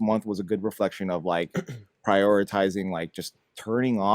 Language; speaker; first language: English; native; English